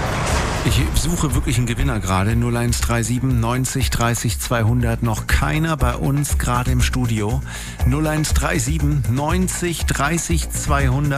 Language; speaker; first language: German; native; German